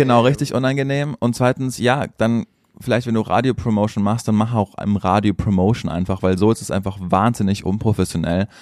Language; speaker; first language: German; native; German